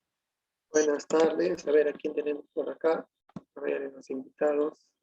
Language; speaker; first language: Spanish; native; Spanish